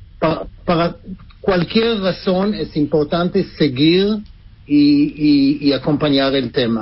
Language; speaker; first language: Spanish; non-native, fluent; Hebrew